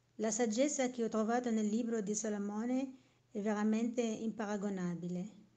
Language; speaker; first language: Italian; non-native, fluent; Arabic